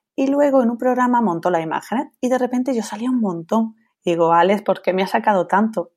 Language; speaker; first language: Spanish; native; Spanish